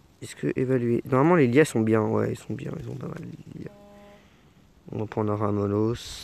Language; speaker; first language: French; native; French